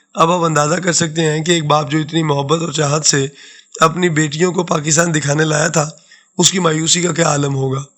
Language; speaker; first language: Urdu; non-native, local second language; Saraiki